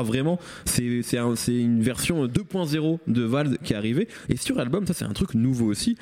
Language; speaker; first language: French; native; French